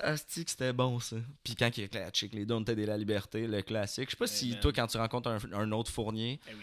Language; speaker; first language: French; native; French